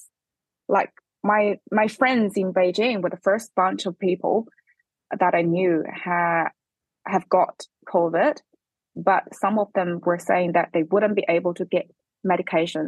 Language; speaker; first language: English; non-native, fluent; Chinese